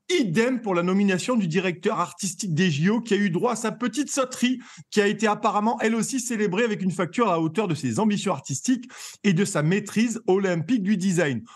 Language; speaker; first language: French; native; French